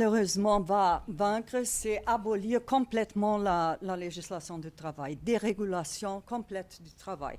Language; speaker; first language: French; non-native, fluent; Portuguese